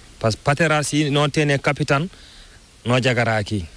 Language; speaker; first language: Spanish; non-native, learner; Fula